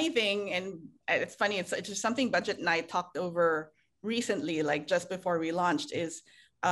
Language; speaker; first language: English; non-native, local second language; Filipino